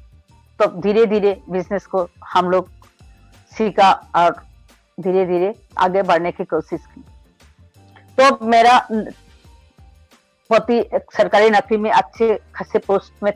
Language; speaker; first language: Hindi; non-native, local second language; Bangla